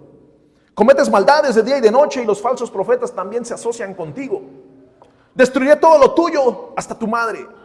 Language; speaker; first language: Spanish; native; Spanish